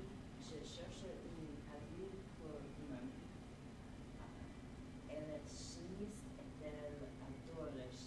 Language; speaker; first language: French; non-native, learner; English